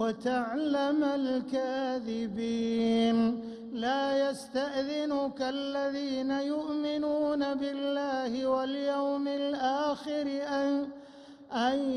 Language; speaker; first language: Arabic; native; Arabic